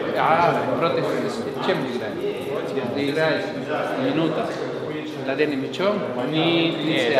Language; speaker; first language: Russian; non-native, learner; Spanish